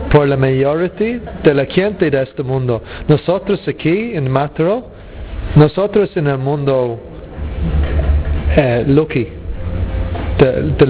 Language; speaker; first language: Spanish; non-native, learner; English